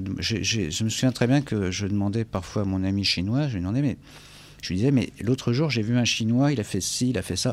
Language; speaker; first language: French; native; French